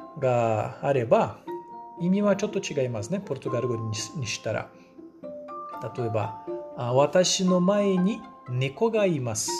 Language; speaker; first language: Japanese; non-native, fluent; Portuguese